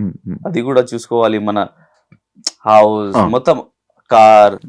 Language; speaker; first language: Telugu; non-native, learner; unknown